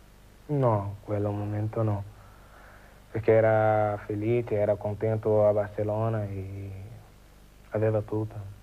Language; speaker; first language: Italian; non-native, learner; Portuguese